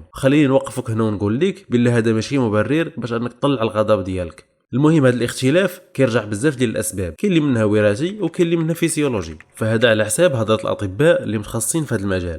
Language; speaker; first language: Arabic; native; Arabic